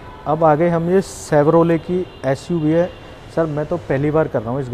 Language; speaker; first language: Hindi; native; Hindi